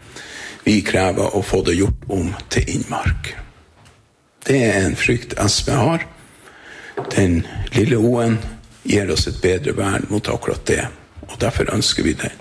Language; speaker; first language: Norwegian; native; Norwegian